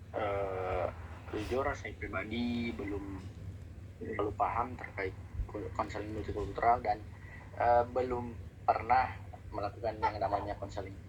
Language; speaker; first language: Indonesian; native; Indonesian